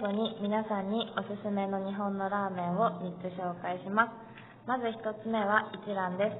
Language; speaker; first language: Japanese; native; Japanese